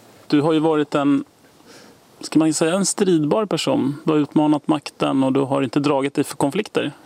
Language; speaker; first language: Swedish; native; Swedish